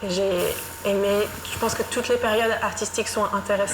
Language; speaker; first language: French; non-native, fluent; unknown